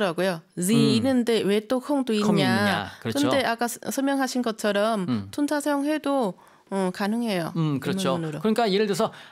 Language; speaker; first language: Korean; non-native, fluent; Vietnamese